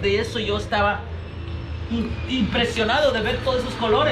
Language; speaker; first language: Spanish; native; Spanish